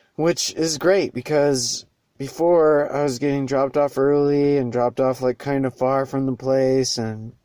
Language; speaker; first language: English; native; English